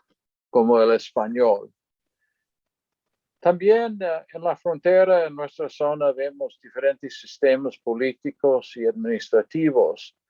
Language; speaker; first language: Spanish; non-native, fluent; English